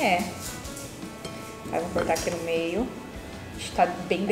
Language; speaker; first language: Portuguese; native; Portuguese